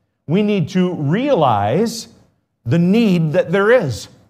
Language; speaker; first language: English; native; English